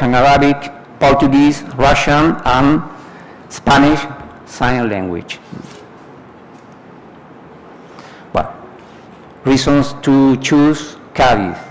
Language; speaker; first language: English; non-native, fluent; Spanish